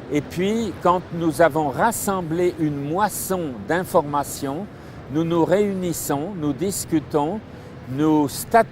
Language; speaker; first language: French; native; French